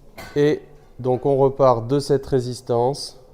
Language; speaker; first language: French; native; French